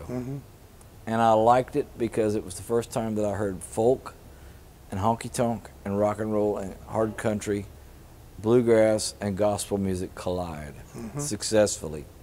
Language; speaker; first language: English; native; English